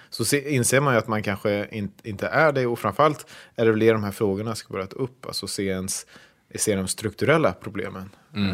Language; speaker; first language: Swedish; native; Swedish